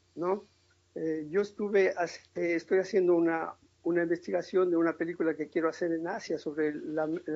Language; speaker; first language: Spanish; native; Spanish